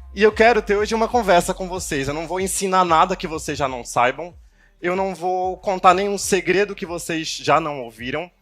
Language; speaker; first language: Portuguese; native; Portuguese